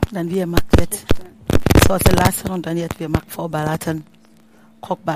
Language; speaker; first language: German; non-native, learner; Akan